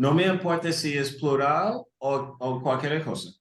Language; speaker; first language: Spanish; non-native, learner; English